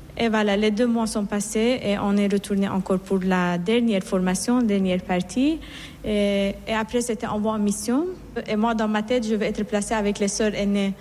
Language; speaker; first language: French; non-native, fluent; Persian